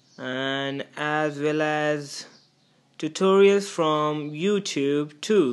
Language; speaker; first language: English; non-native, fluent; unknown